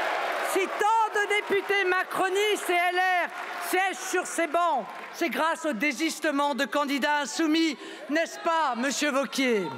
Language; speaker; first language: French; native; French